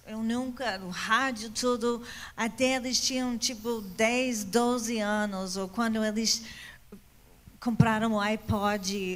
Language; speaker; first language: Portuguese; non-native, fluent; English